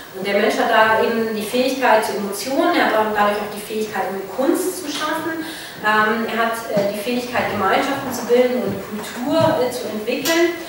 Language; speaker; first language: German; native; German